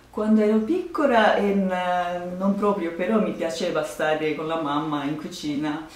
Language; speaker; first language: Italian; non-native, fluent; Japanese